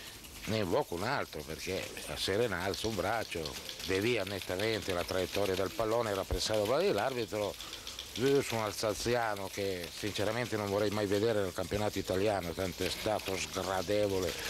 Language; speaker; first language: Italian; native; Italian